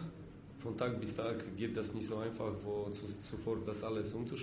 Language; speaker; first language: German; non-native, fluent; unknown